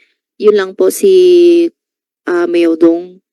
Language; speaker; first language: Filipino; non-native, learner; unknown